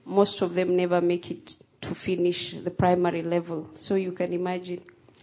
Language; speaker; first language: English; non-native, local second language; Somali